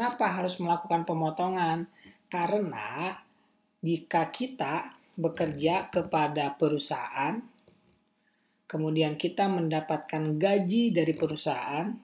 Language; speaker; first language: Indonesian; native; Indonesian